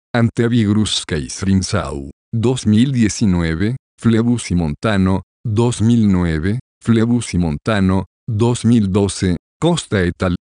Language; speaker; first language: Spanish; native; Spanish